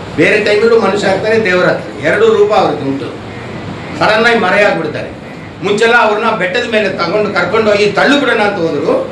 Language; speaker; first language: Kannada; non-native, local second language; Telugu